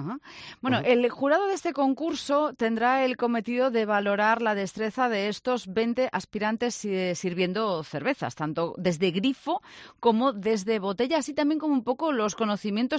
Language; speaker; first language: Spanish; native; Spanish